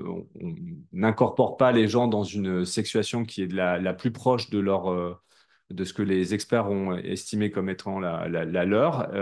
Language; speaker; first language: French; native; French